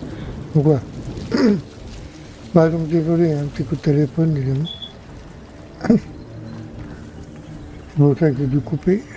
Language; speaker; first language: French; native; French